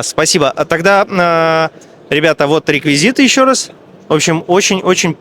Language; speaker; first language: Russian; native; Russian